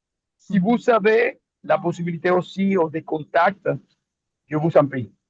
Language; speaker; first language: French; non-native, learner; Spanish